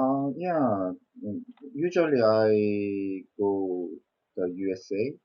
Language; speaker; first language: English; non-native, learner; Korean